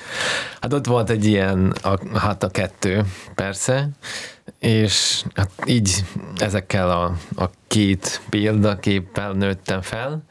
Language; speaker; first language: Hungarian; non-native, fluent; Russian